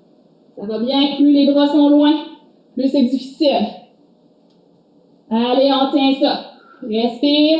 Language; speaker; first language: French; native; French